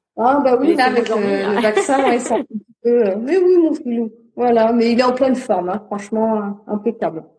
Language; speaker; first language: French; native; French